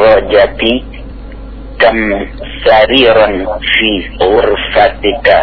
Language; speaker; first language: Arabic; non-native, learner; Indonesian